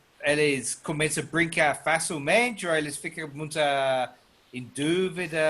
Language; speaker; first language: Portuguese; non-native, learner; English